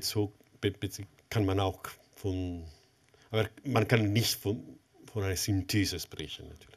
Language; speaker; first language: German; non-native, fluent; Italian